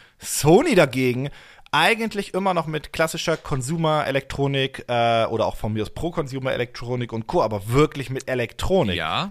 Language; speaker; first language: German; native; German